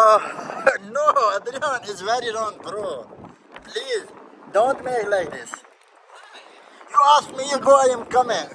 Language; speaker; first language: English; non-native, learner; Urdu